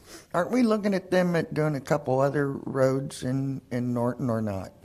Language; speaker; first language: English; native; English